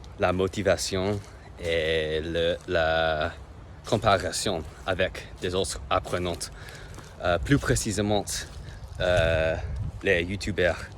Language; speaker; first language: French; non-native, learner; English